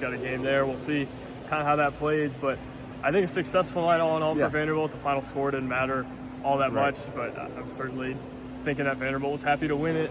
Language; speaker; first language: English; native; English